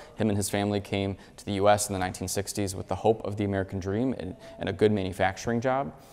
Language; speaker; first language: English; native; English